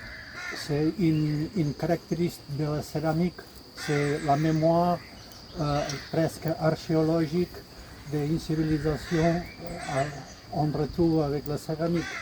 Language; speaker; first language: French; non-native, fluent; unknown